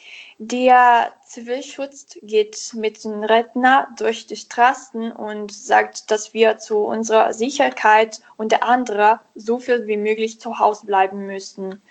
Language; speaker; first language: German; non-native, learner; Italian